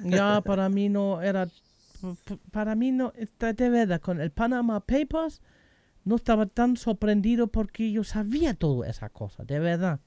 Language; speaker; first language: Spanish; non-native, learner; German